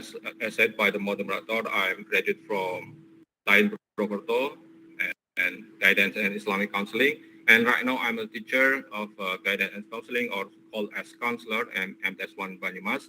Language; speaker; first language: English; non-native, learner; Indonesian